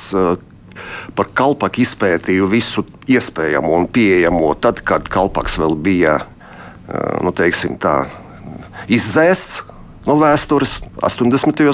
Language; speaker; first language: Latvian; non-native, local second language; Russian